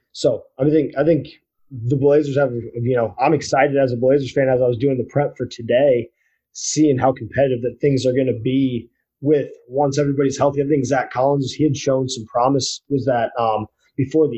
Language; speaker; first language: English; native; English